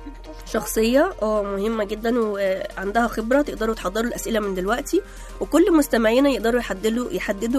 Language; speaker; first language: Arabic; native; Arabic